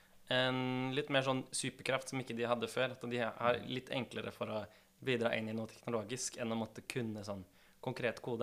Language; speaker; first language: Norwegian; native; Norwegian